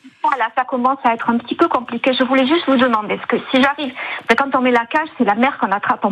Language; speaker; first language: French; native; French